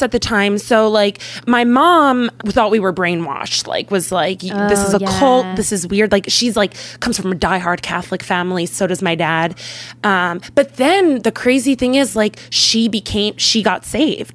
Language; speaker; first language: English; native; English